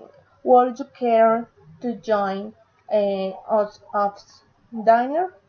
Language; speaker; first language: English; non-native, learner; Spanish